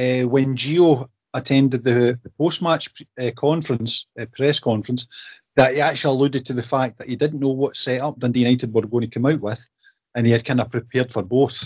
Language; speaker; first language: English; native; English